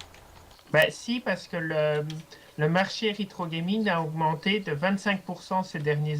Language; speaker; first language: French; native; French